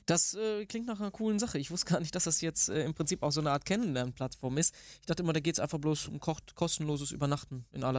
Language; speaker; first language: German; native; German